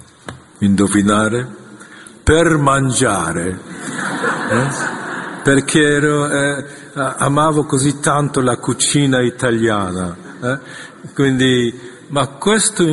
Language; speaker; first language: Italian; non-native, fluent; Korean